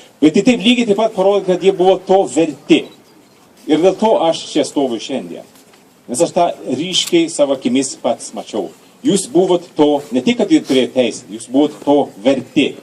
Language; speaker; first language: Lithuanian; early bilingual, heritage; Lithuanian